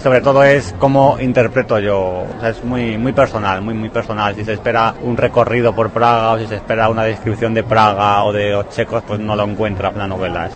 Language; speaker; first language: Spanish; native; Spanish